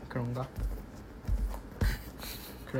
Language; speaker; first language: Korean; non-native, fluent; Chinese